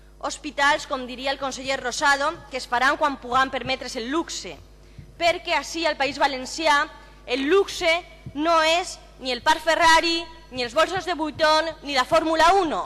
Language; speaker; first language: Catalan; native; Catalan